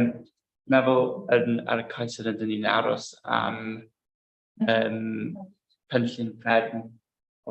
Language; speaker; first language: Welsh; non-native, local second language; English